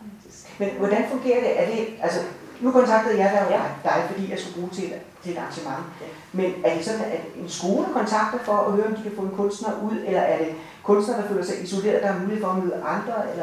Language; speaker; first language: Danish; native; Danish